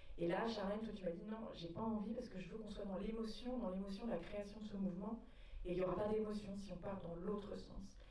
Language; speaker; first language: French; native; French